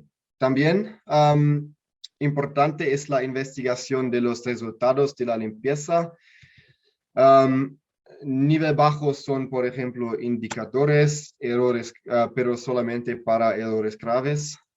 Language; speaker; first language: Spanish; non-native, learner; German